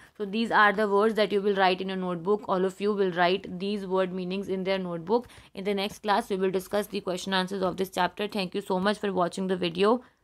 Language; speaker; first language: Hindi; native; Hindi